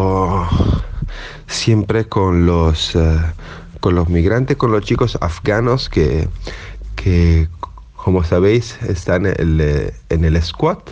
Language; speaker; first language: Spanish; non-native, fluent; Italian